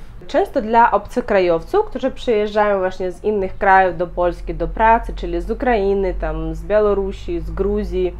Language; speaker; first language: Polish; non-native, fluent; Ukrainian